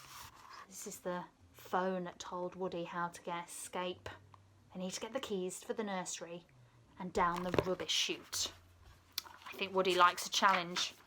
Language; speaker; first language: English; native; English